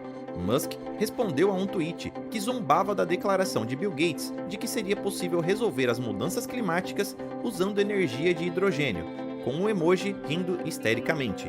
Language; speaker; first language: Portuguese; native; Portuguese